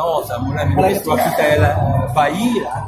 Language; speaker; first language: Indonesian; non-native, fluent; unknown